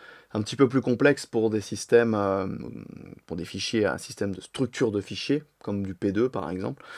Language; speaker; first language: French; native; French